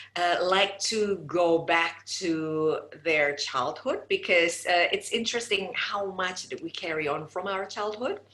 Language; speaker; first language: English; non-native, fluent; Indonesian